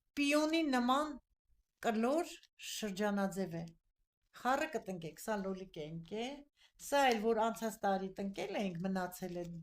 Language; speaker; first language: Armenian; native; Armenian